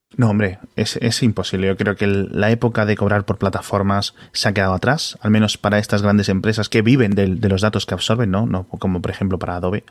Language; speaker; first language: Spanish; native; Spanish